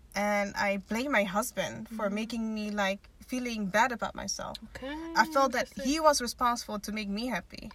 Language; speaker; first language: English; non-native, fluent; Dutch